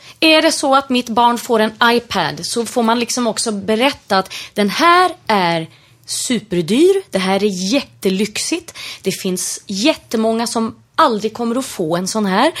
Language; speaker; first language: Swedish; native; Swedish